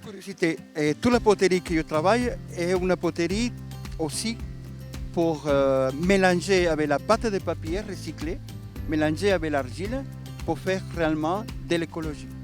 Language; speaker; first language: French; non-native, learner; Spanish